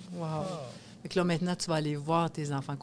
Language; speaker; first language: French; native; French